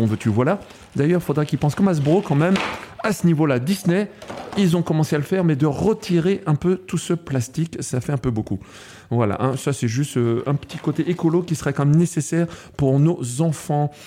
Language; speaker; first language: French; native; French